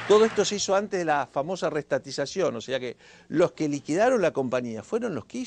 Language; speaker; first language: Spanish; native; Spanish